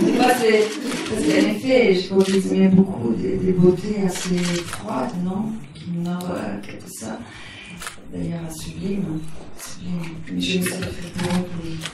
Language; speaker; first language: French; non-native, fluent; Italian